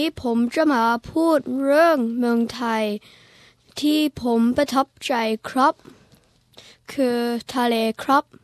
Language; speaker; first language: Thai; early bilingual, heritage; Thai